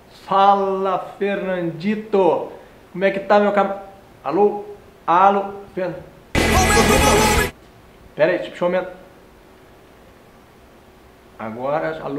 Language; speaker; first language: Portuguese; native; Portuguese